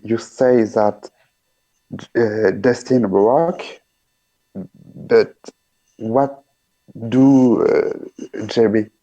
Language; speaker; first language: English; non-native, learner; French